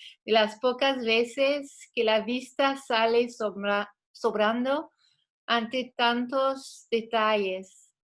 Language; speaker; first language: Spanish; non-native, fluent; French